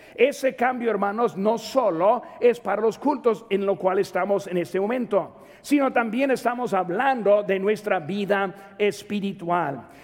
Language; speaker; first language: Spanish; native; Spanish